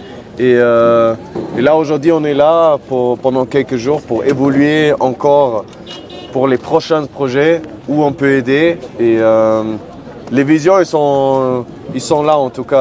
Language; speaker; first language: French; non-native, fluent; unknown